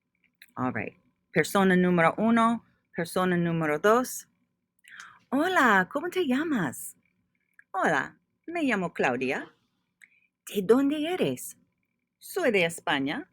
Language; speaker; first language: Spanish; non-native, fluent; English